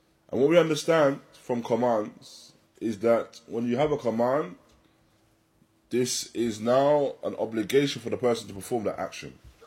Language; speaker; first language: English; native; English